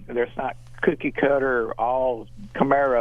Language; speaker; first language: English; native; English